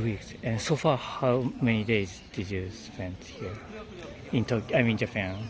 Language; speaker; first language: English; non-native, fluent; Japanese